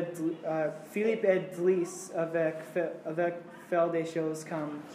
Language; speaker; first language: French; non-native, learner; English